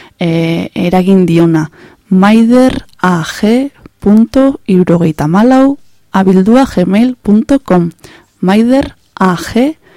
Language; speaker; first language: Basque; native; Basque